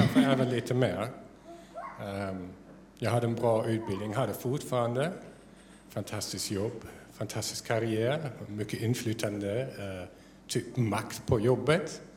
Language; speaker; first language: Swedish; non-native, fluent; German